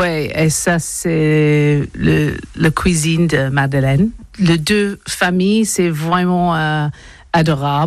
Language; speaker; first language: French; non-native, learner; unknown